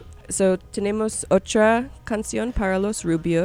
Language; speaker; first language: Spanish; non-native, learner; English